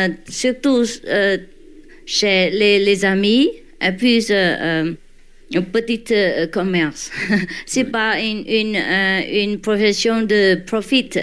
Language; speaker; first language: French; non-native, learner; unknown